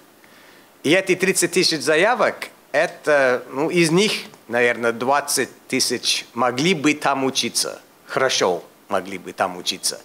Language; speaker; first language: Russian; non-native, fluent; English